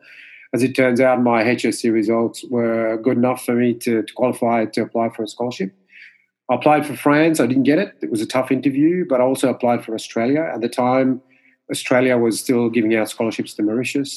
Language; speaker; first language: English; non-native, fluent; Morisyen